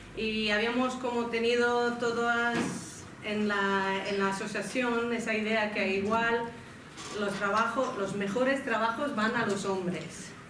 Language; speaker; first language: Spanish; non-native, fluent; Finnish